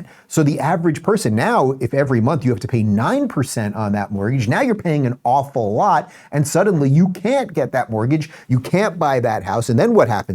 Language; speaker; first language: English; native; English